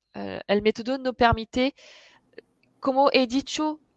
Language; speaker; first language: Spanish; non-native, fluent; French